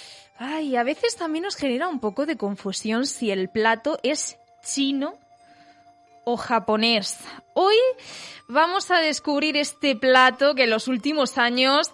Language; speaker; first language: Spanish; native; Spanish